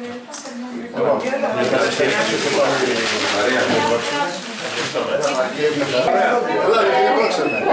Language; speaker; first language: Greek; native; Greek